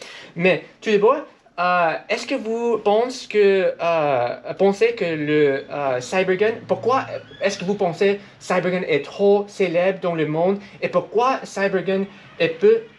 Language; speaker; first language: French; non-native, learner; English